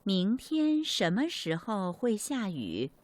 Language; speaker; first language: Chinese; non-native, learner; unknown